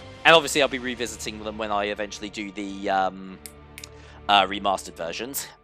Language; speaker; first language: English; native; English